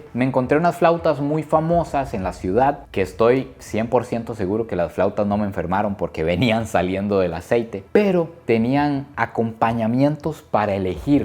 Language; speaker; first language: Spanish; native; Spanish